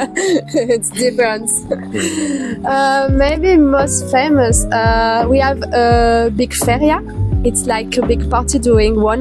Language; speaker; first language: English; non-native, fluent; French